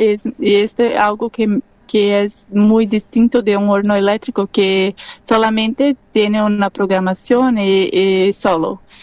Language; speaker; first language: Spanish; non-native, learner; Portuguese